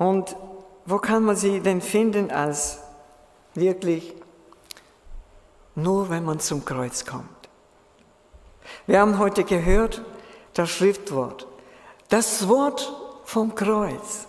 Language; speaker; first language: German; non-native, fluent; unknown